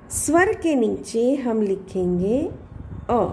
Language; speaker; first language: Hindi; non-native, local second language; Gujarati